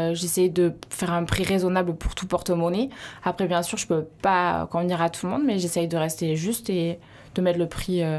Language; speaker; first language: French; native; French